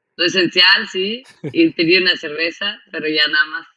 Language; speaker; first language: Spanish; non-native, fluent; German